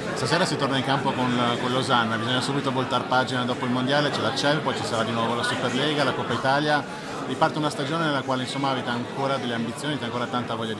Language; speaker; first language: Italian; native; Italian